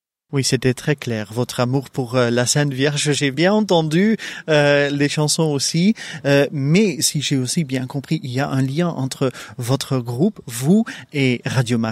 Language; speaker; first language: French; non-native, local second language; Dutch